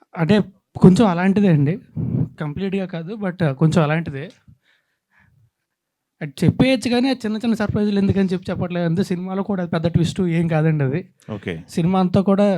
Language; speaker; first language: Telugu; native; Telugu